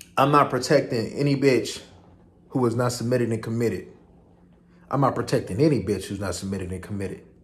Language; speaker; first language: English; native; English